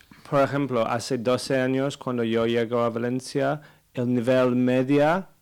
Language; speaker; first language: Spanish; non-native, fluent; English